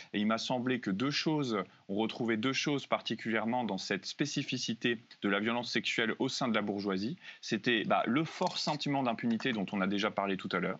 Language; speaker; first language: French; native; French